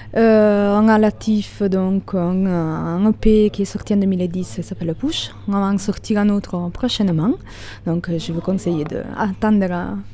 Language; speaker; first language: French; non-native, fluent; Italian